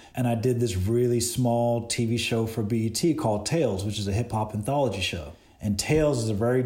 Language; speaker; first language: English; native; English